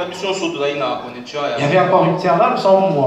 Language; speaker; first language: French; non-native, local second language; Lingala